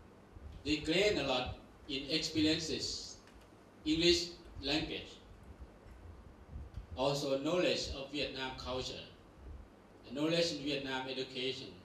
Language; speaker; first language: English; non-native, learner; Thai